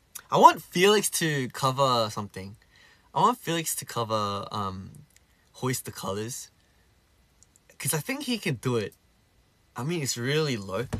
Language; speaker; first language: English; early bilingual, other home language; Korean